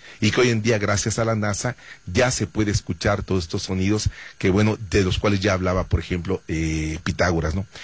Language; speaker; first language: Spanish; native; Spanish